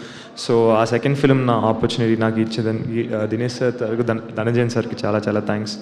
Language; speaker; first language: Telugu; non-native, learner; Tamil